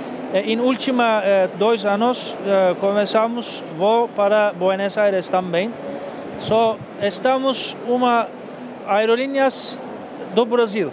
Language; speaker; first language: Portuguese; non-native, learner; Turkish